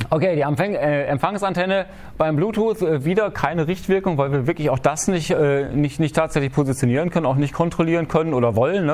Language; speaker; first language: German; native; German